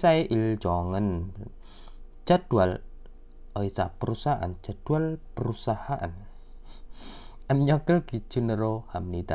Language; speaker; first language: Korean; non-native, fluent; Indonesian